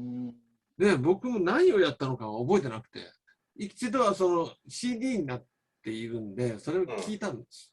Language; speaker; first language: Japanese; native; Japanese